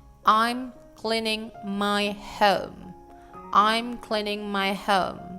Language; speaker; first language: English; non-native, fluent; Indonesian